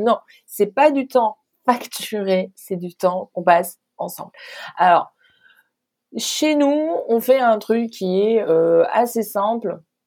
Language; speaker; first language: French; non-native, local second language; Arabic